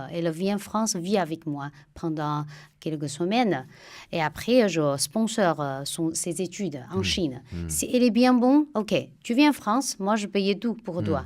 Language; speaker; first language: French; non-native, fluent; Chinese